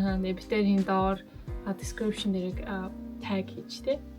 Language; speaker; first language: Mongolian; native; Mongolian